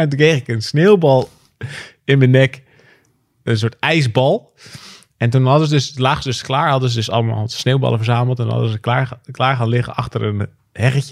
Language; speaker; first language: Dutch; native; Dutch